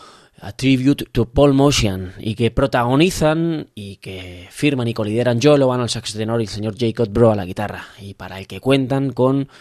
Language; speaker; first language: Spanish; native; Spanish